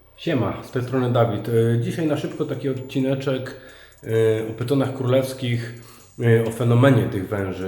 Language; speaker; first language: Polish; native; Polish